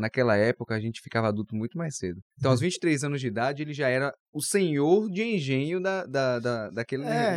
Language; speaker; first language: Portuguese; native; Portuguese